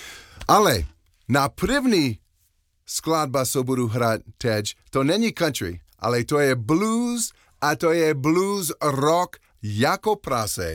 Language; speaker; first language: Czech; non-native, learner; English